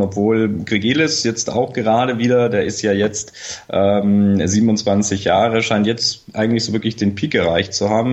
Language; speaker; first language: German; native; German